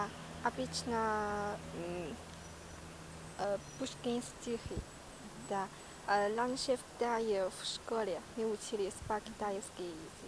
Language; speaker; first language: Russian; non-native, learner; Chinese